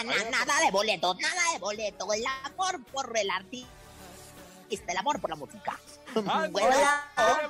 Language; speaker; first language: Spanish; native; Spanish